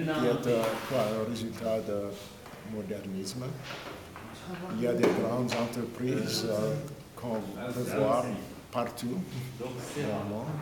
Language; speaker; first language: French; non-native, fluent; English